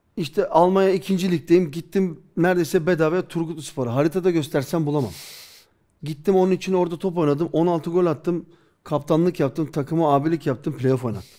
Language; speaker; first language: Turkish; early bilingual, heritage; Turkish